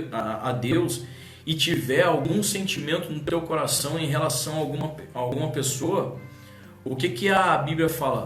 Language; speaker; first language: Portuguese; native; Portuguese